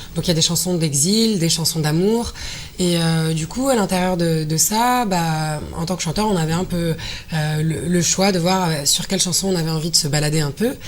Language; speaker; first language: French; non-native, local second language; Arabic